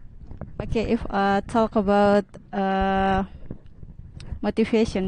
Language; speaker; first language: English; non-native, learner; Indonesian